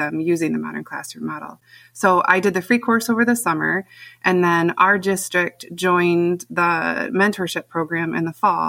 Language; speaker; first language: English; native; English